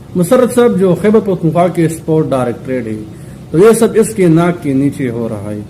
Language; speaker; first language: Urdu; non-native, local second language; Pashto